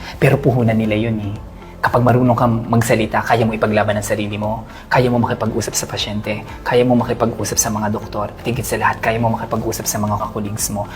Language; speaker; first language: Filipino; native; Filipino